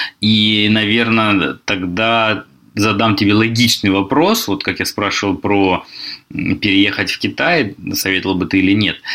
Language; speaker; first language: Russian; native; Russian